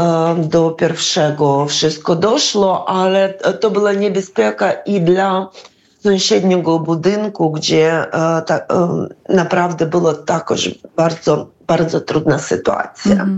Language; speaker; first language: Polish; non-native, fluent; Ukrainian